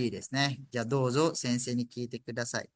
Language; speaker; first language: Japanese; non-native, fluent; Malay